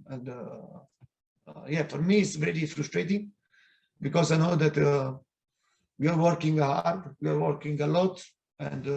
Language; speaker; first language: English; non-native, fluent; Italian